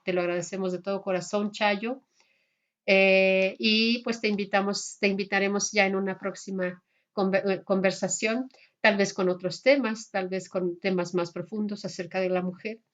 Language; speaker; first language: Spanish; native; Spanish